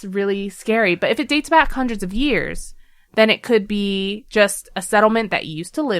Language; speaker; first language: English; native; English